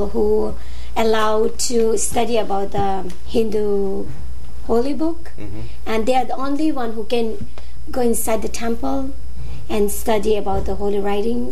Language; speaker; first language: English; non-native, local second language; Nepali